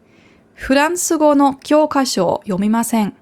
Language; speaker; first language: Japanese; non-native, fluent; German